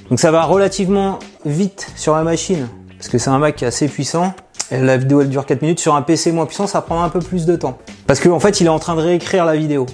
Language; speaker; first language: French; native; French